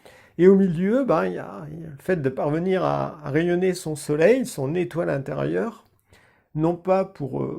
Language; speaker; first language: French; native; French